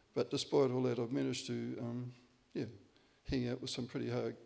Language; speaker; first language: English; native; English